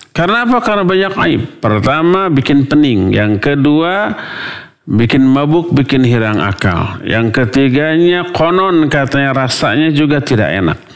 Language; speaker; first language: Indonesian; non-native, local second language; Sundanese